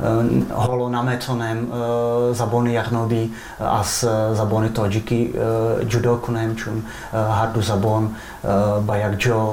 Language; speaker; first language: Persian; non-native, fluent; Czech